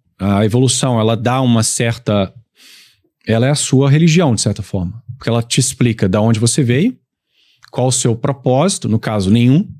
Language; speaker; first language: Portuguese; native; Portuguese